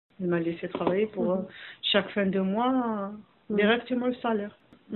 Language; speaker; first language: French; non-native, learner; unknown